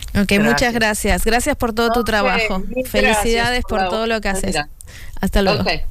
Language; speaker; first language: Spanish; native; Spanish